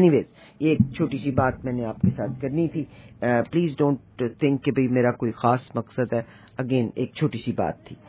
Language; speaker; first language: Urdu; native; Urdu